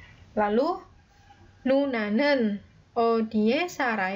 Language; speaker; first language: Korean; non-native, fluent; Indonesian